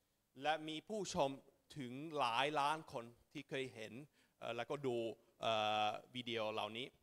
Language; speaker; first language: Thai; non-native, fluent; Finnish